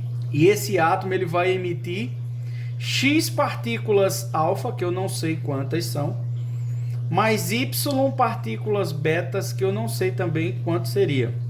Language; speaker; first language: Portuguese; native; Portuguese